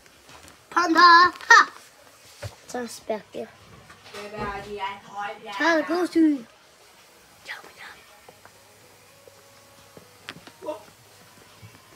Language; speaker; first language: Italian; non-native, learner; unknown